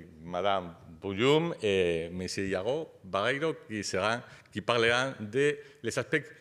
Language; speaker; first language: French; non-native, fluent; Spanish